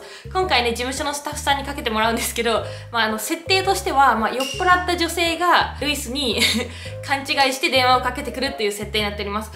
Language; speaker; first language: Japanese; native; Japanese